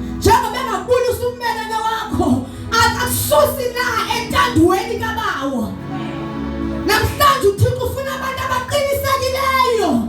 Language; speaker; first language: Zulu; non-native, local second language; Xhosa